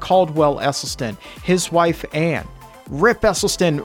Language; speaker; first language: English; native; English